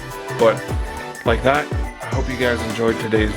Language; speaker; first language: English; native; English